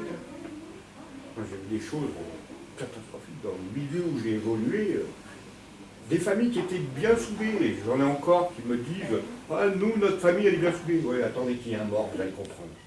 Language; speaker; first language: French; native; French